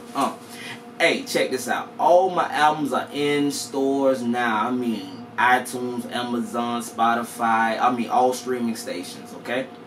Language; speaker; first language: English; native; English